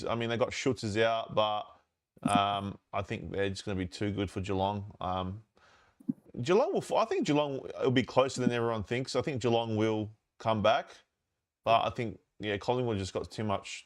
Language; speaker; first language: English; native; English